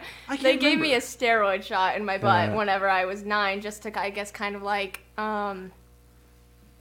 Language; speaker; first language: English; native; English